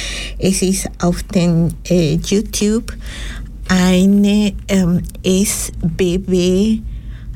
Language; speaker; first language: German; non-native, fluent; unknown